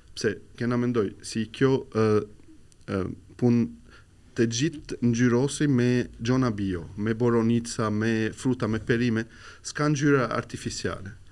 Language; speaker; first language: Albanian; non-native, fluent; Arabic